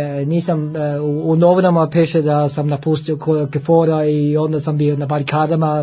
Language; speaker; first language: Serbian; non-native, learner; Norwegian